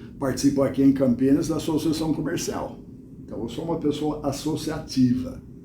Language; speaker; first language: Portuguese; non-native, fluent; English